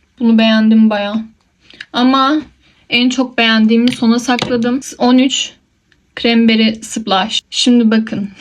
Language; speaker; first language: Turkish; native; Turkish